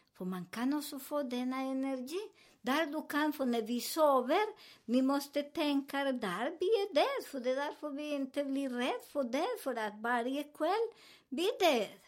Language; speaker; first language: Swedish; non-native, learner; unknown